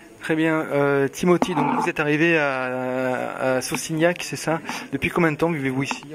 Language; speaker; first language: French; native; French